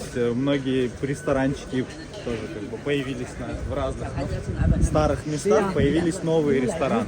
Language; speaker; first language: Russian; native; Russian